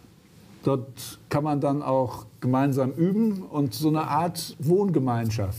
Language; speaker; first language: German; native; German